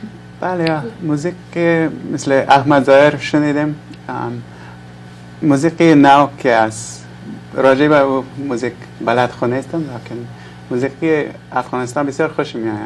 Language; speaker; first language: Persian; non-native, local second language; English